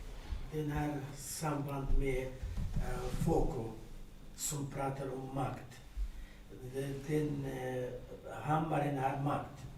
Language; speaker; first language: Swedish; non-native, learner; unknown